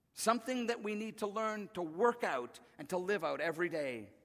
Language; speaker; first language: English; native; English